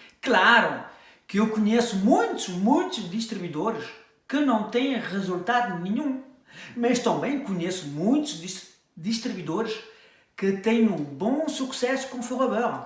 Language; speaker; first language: Portuguese; early bilingual, heritage; French